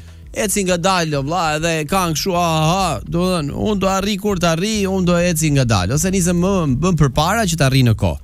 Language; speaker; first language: Albanian; native; Albanian